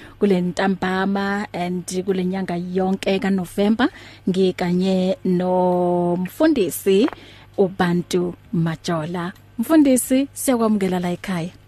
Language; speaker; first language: Zulu; native; Zulu